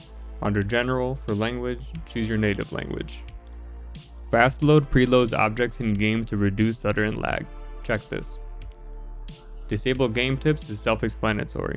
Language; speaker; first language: English; native; English